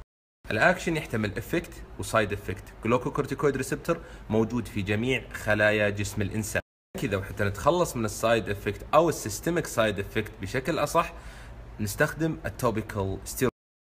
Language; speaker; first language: Arabic; native; Arabic